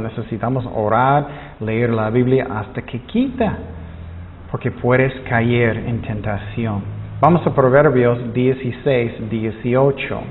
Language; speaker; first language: Spanish; non-native, fluent; English